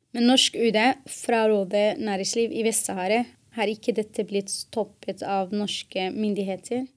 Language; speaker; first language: Norwegian; non-native, fluent; Arabic